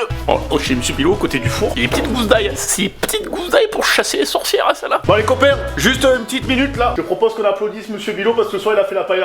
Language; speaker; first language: French; native; French